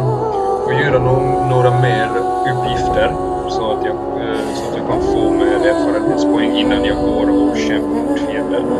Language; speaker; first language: Swedish; non-native, learner; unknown